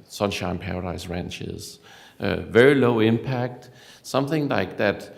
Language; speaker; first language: English; non-native, fluent; Danish